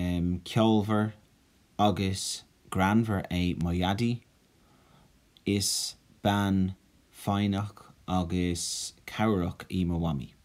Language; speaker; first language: Irish; non-native, local second language; English